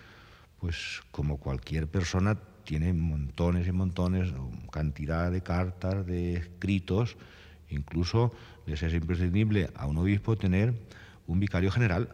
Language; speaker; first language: Spanish; native; Spanish